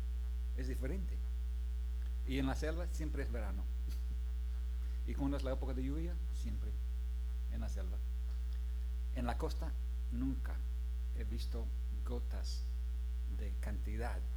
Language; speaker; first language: Spanish; non-native, fluent; English